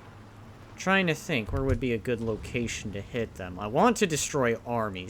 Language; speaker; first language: English; native; English